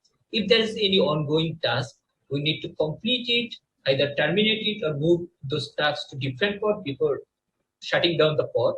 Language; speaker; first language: English; non-native, local second language; Bangla